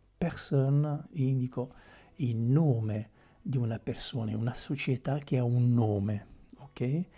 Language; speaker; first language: Italian; non-native, fluent; French